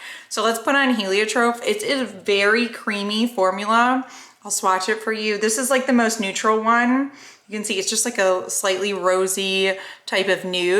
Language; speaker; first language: English; native; English